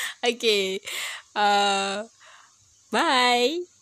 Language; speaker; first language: English; non-native, learner; Malay